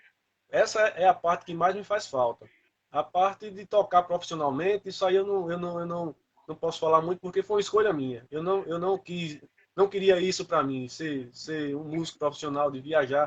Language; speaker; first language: Portuguese; native; Portuguese